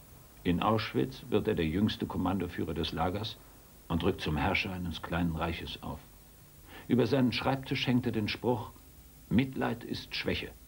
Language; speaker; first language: German; native; German